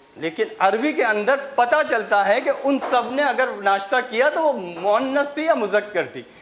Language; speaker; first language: Urdu; native; Urdu